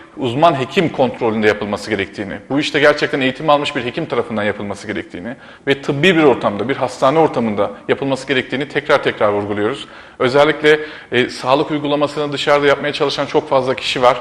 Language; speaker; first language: Turkish; native; Turkish